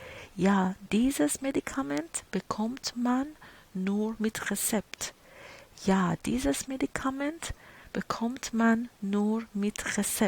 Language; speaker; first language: German; non-native, fluent; Persian